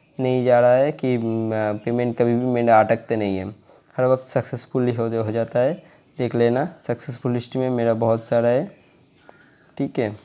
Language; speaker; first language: Hindi; non-native, local second language; Bangla